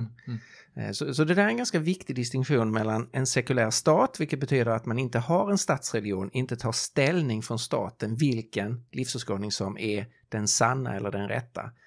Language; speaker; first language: Swedish; native; Swedish